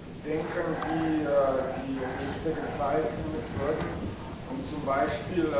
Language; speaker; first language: German; non-native, learner; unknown